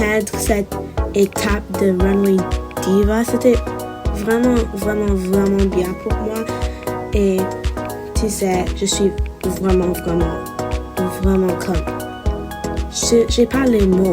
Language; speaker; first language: French; non-native, learner; English